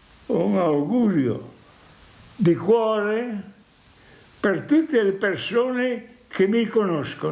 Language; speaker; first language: Italian; non-native, local second language; Friulian